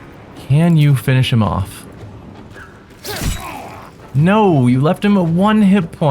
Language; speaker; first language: English; native; English